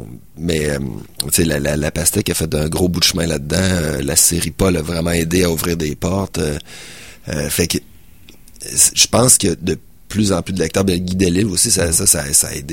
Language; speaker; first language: French; native; French